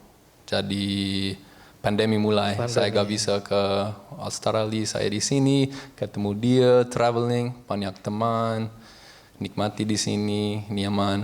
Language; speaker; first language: Indonesian; non-native, learner; English